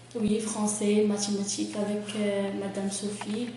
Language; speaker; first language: French; non-native, learner; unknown